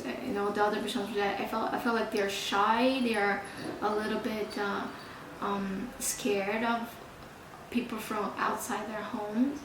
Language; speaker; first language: English; non-native, fluent; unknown